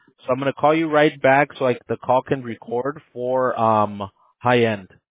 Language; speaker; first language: English; early bilingual, other home language; Spanish